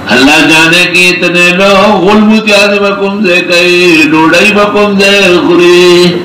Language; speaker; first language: Urdu; non-native, local second language; Pashto